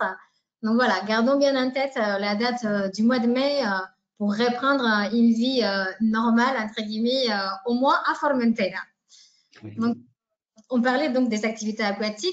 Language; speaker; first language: French; native; French